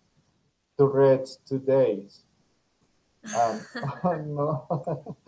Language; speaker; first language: English; non-native, fluent; Spanish